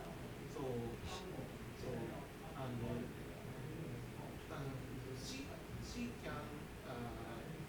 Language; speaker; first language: English; non-native, learner; Japanese